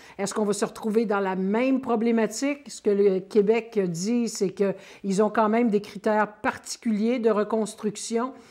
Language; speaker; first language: French; native; French